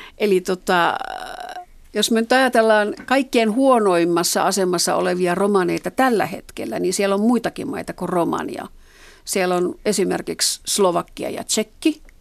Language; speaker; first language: Finnish; native; Finnish